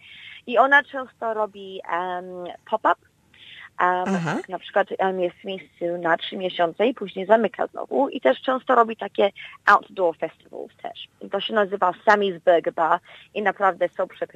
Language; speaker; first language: Polish; early bilingual, heritage; Polish